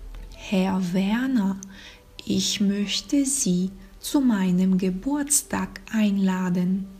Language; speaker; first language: German; non-native, fluent; Bulgarian